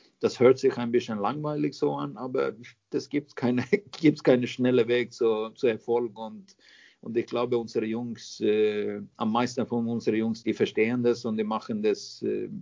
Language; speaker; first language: German; non-native, fluent; Swedish